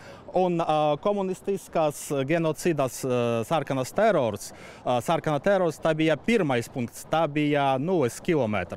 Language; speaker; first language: Latvian; non-native, fluent; Russian